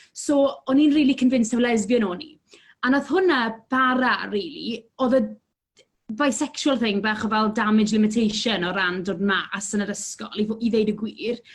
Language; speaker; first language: Welsh; native; Welsh